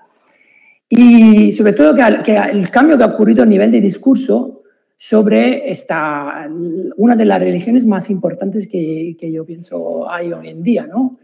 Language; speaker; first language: Spanish; non-native, fluent; Italian